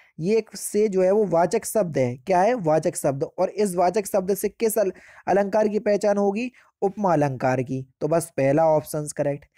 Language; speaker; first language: Hindi; native; Hindi